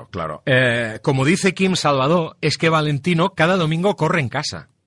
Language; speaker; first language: Spanish; non-native, local second language; Catalan